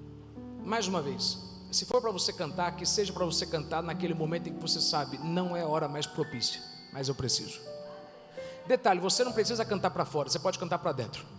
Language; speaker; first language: Portuguese; native; Portuguese